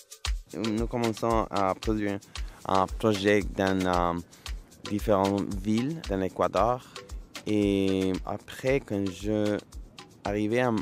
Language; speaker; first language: French; non-native, learner; Spanish